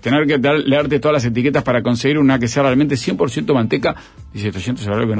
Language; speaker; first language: Spanish; native; Spanish